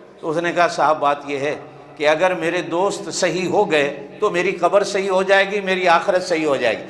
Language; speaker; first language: Urdu; non-native, local second language; Punjabi